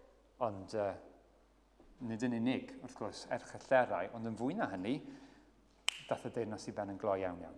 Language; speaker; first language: Welsh; native; Welsh